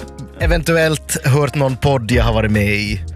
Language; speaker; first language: Swedish; native; Swedish